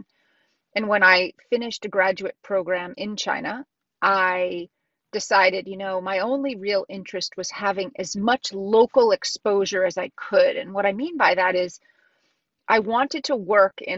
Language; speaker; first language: English; native; English